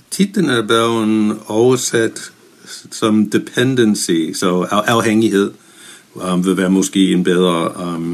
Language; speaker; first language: Danish; non-native, fluent; English